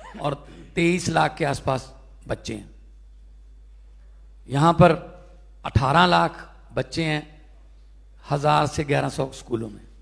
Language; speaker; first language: Hindi; non-native, local second language; Punjabi